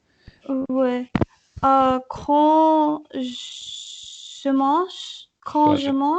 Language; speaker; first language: French; non-native, learner; English